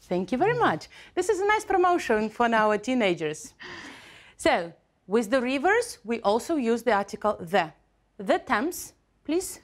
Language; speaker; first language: English; non-native, fluent; Ukrainian